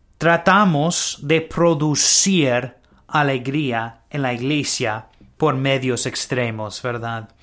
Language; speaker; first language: Spanish; non-native, learner; English